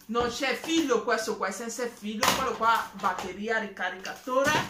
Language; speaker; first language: Italian; non-native, learner; English